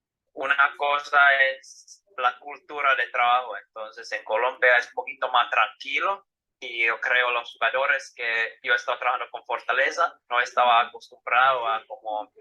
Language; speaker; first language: Spanish; non-native, fluent; Finnish